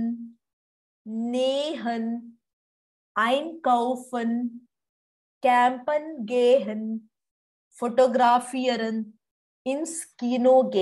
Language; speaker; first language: German; non-native, fluent; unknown